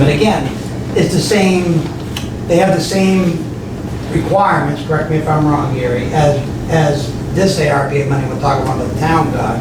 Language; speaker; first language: English; native; English